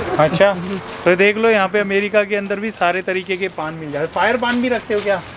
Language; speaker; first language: Hindi; native; Hindi